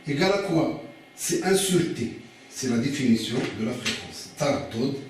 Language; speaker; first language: French; non-native, local second language; Arabic